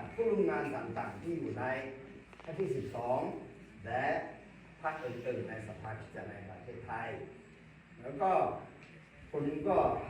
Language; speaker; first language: Thai; non-native, local second language; Akha